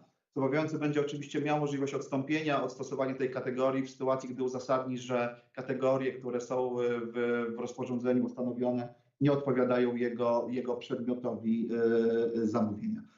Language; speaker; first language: Polish; native; Polish